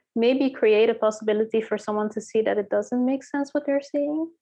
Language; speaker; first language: English; early bilingual, heritage; Dutch